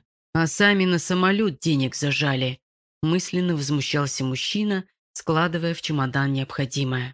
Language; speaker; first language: Russian; native; Russian